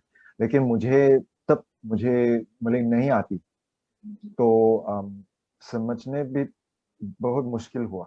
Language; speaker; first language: Hindi; non-native, learner; Chinese